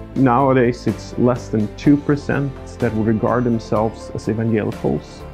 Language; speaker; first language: English; non-native, fluent; Swedish